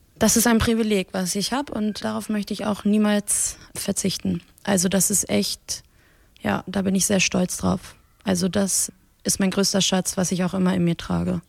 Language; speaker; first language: German; early bilingual, other home language; Persian